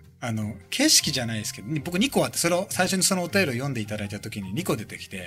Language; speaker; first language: Japanese; native; Japanese